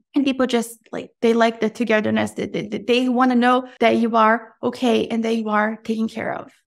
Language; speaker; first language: English; non-native, fluent; Portuguese